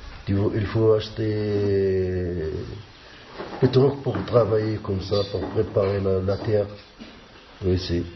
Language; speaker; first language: French; non-native, learner; Arabic